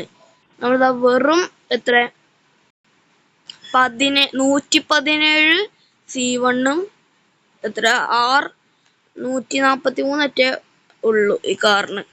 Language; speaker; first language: Malayalam; native; Malayalam